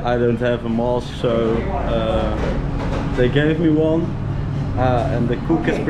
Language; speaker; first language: English; non-native, fluent; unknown